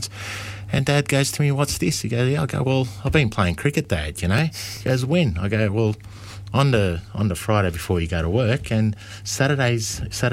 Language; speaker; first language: English; native; English